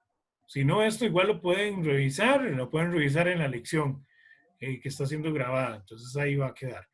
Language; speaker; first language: Spanish; native; Spanish